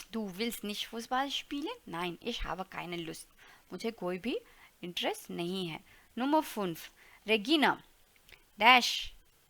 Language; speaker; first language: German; non-native, fluent; Hindi